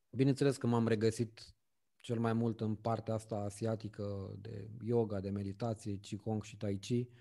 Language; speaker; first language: Romanian; native; Romanian